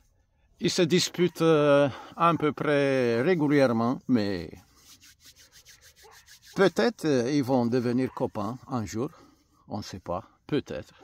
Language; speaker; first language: French; non-native, learner; Romanian